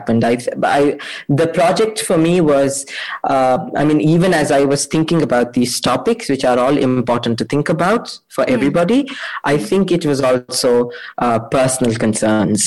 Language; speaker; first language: English; non-native, local second language; Kannada